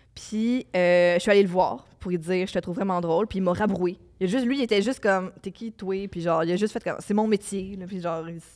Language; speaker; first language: French; native; French